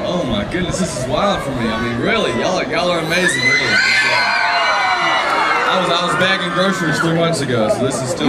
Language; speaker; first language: English; native; English